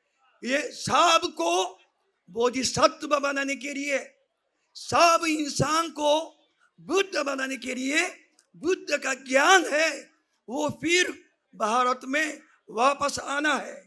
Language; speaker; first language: Hindi; non-native, fluent; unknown